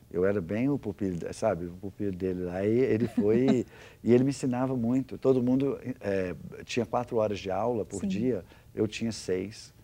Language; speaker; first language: Portuguese; native; Portuguese